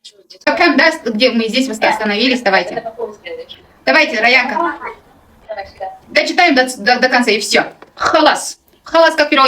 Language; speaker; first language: Russian; non-native, local second language; Kazakh